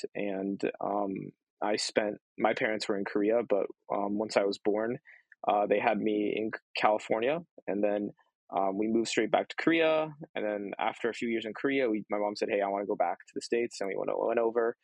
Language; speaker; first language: English; early bilingual, other home language; Korean